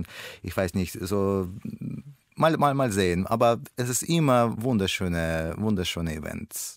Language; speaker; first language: German; non-native, learner; Russian